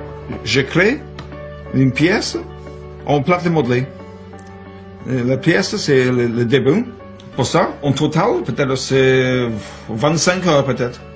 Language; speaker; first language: French; non-native, learner; English